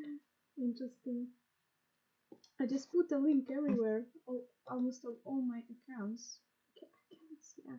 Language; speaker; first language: English; non-native, learner; Russian